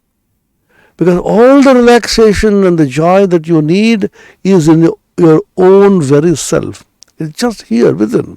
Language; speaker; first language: English; non-native, local second language; Bangla